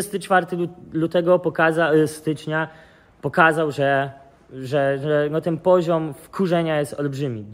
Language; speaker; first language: Polish; native; Polish